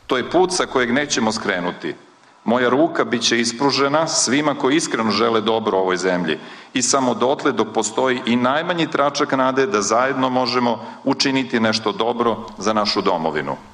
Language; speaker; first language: Croatian; native; Croatian